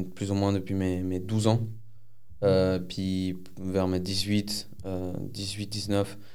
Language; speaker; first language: French; early bilingual, other home language; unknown